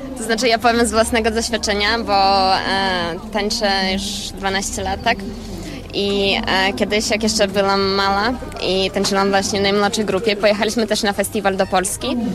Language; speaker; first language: Polish; native; Polish